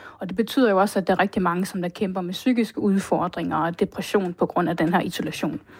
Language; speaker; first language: Danish; native; Danish